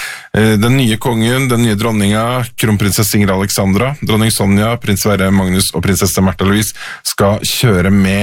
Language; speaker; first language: Norwegian; native; Norwegian